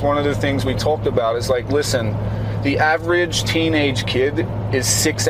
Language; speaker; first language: English; native; English